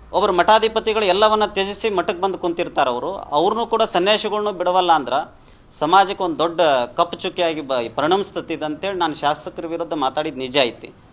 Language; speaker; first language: Kannada; non-native, local second language; Lambadi